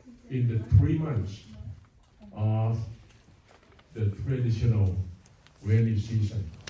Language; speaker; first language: English; non-native, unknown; Thai